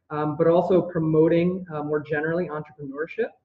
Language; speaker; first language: English; native; English